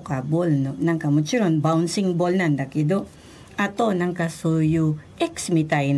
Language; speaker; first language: Japanese; non-native, fluent; Filipino